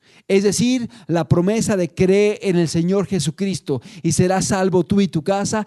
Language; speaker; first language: Spanish; native; Spanish